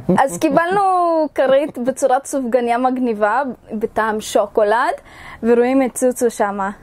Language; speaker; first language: Hebrew; early bilingual, other home language; Russian